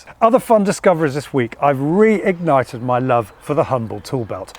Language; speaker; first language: English; native; English